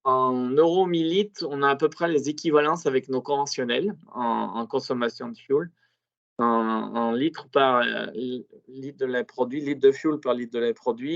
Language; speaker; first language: French; native; French